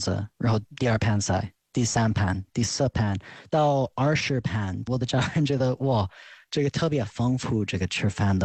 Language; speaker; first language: Chinese; non-native, fluent; English